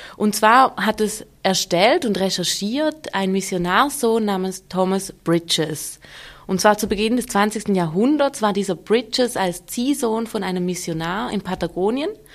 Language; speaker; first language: German; native; German